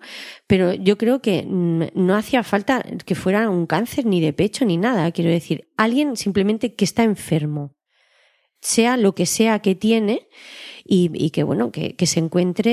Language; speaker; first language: Spanish; native; Spanish